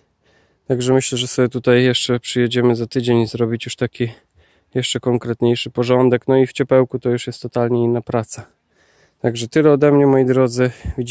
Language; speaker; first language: Polish; native; Polish